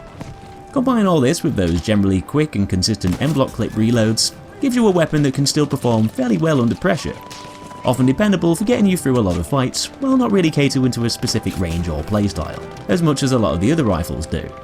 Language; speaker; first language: English; native; English